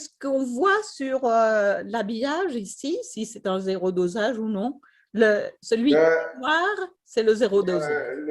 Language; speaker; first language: French; non-native, fluent; Swedish